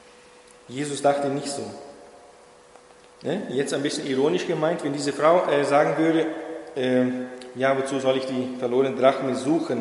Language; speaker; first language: German; non-native, fluent; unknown